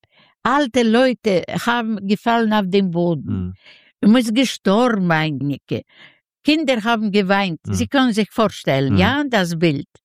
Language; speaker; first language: German; non-native, fluent; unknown